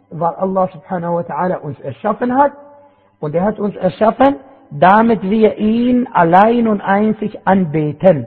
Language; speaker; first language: German; non-native, fluent; Arabic